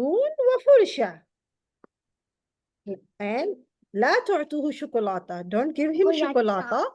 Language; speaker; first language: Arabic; non-native, fluent; Urdu